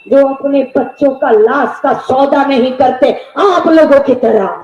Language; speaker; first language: Hindi; non-native, local second language; Bangla